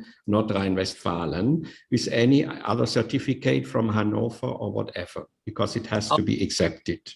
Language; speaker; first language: English; non-native, fluent; Indonesian